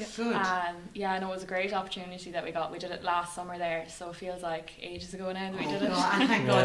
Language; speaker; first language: English; native; English